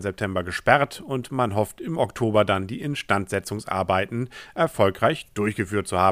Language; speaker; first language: German; native; German